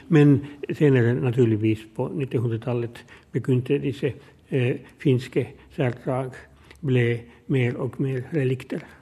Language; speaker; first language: Norwegian; non-native, fluent; Finnish